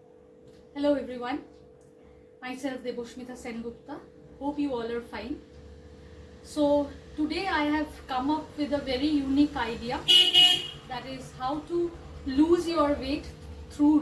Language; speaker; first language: English; non-native, local second language; Bangla